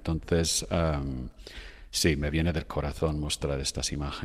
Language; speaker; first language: Spanish; non-native, fluent; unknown